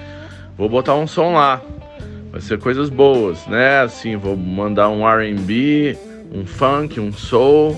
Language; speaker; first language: Portuguese; native; Portuguese